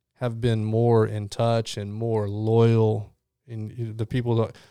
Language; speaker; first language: English; native; English